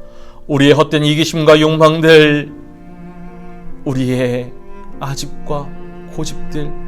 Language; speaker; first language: Korean; native; Korean